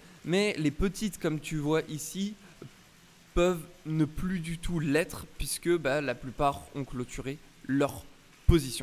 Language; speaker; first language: French; native; French